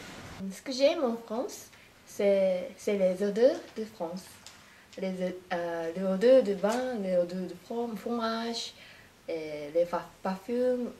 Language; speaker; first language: French; non-native, fluent; Japanese